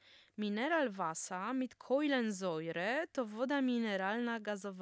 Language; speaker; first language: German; non-native, fluent; Polish